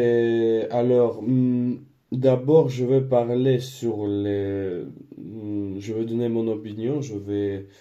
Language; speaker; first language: French; non-native, learner; Spanish